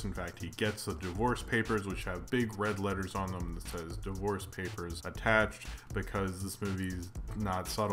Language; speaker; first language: English; native; English